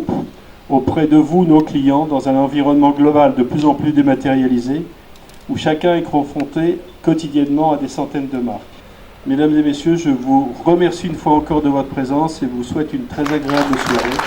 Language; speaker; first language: French; native; French